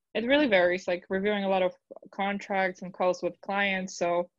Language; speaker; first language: English; non-native, fluent; Polish